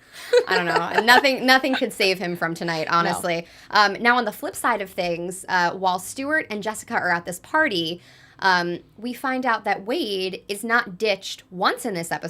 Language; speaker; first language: English; native; English